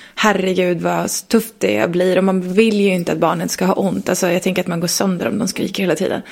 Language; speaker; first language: Swedish; native; Swedish